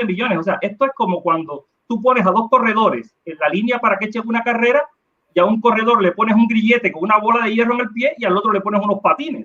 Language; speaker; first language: Spanish; native; Spanish